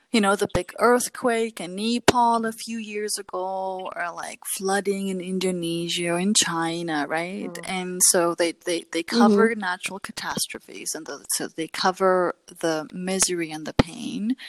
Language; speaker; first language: English; early bilingual, other home language; Kurdish